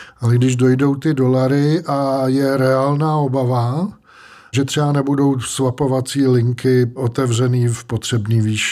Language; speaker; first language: Czech; native; Czech